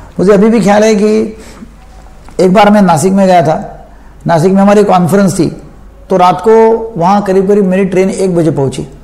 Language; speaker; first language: Hindi; non-native, local second language; Marathi